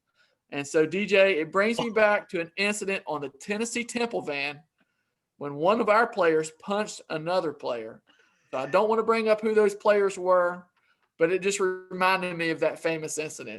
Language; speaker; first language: English; native; English